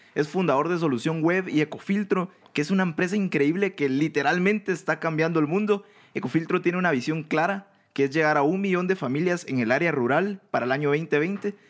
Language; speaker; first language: Spanish; native; Spanish